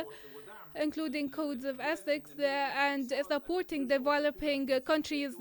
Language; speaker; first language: English; non-native, fluent; Arabic